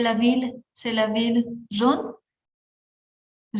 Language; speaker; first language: French; non-native, fluent; Spanish